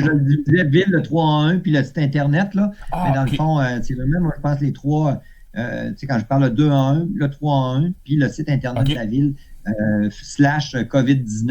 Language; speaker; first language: French; native; French